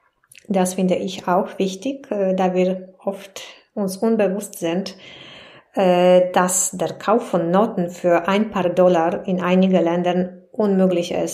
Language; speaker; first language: German; non-native, fluent; Polish